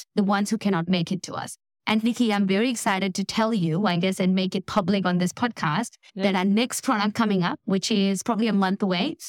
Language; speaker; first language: English; non-native, local second language; Gujarati